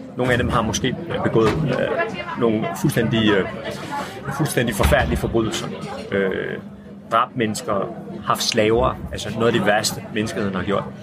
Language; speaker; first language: Danish; early bilingual, other home language; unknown